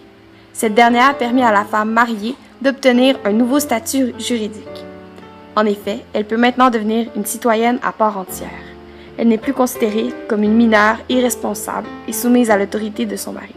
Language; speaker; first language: French; native; French